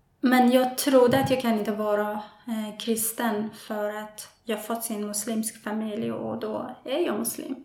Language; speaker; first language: Swedish; non-native, fluent; Persian